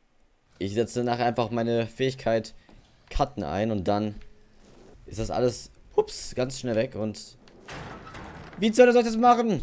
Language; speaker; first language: German; native; German